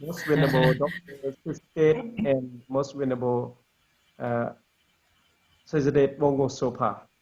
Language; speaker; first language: English; non-native, learner; Lao